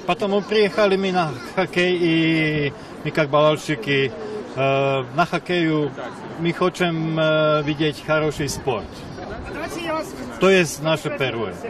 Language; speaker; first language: Russian; non-native, learner; Slovak